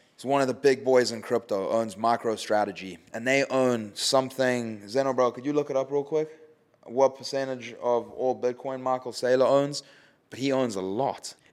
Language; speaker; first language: English; native; English